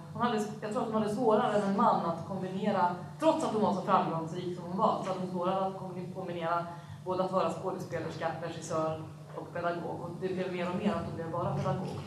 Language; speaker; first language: Swedish; native; Swedish